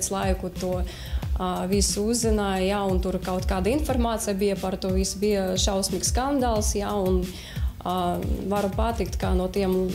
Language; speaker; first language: Latvian; non-native, local second language; Russian